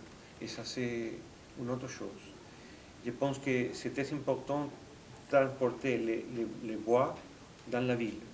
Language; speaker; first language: French; non-native, fluent; Spanish